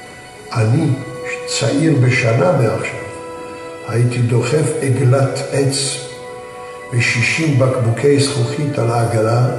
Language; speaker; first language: Hebrew; early bilingual, other home language; Yiddish